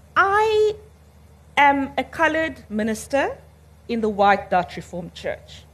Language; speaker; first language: English; early bilingual, other home language; Afrikaans